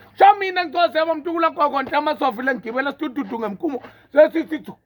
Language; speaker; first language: Zulu; non-native, local second language; Swati